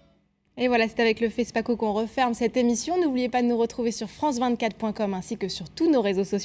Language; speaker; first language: French; native; French